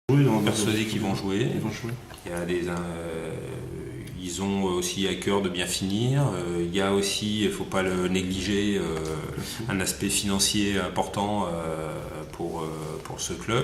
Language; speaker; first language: French; native; French